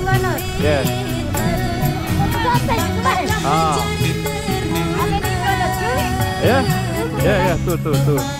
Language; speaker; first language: English; non-native, learner; Indonesian